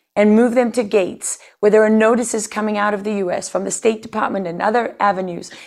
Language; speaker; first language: English; native; English